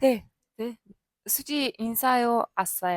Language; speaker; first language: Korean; non-native, fluent; Mongolian